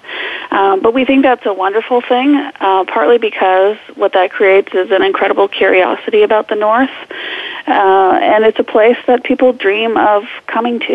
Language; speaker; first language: English; native; English